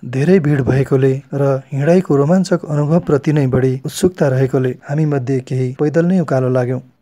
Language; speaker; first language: Nepali; native; Nepali